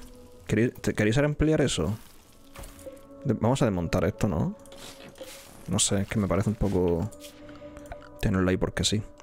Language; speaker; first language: Spanish; native; Spanish